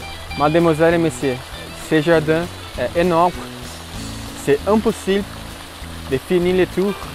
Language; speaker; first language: French; non-native, fluent; Portuguese